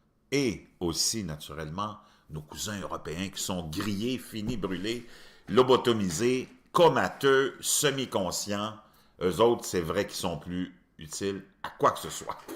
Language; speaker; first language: French; native; French